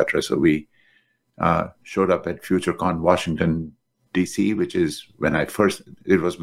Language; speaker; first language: English; native; English